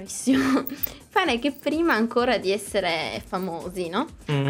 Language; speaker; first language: Italian; native; Italian